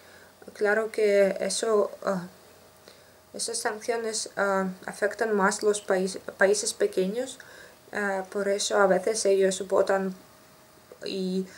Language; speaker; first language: Spanish; non-native, learner; Russian